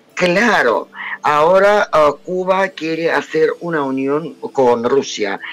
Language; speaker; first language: Spanish; non-native, fluent; Russian